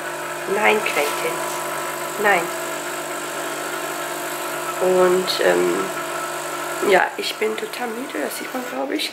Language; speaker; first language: German; native; German